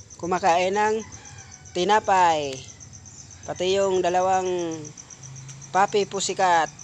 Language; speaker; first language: Filipino; non-native, local second language; Cebuano